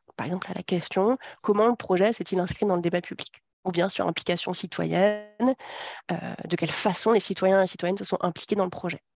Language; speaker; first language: French; native; French